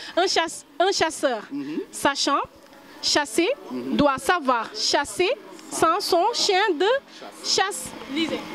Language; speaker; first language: French; non-native, local second language; Wolof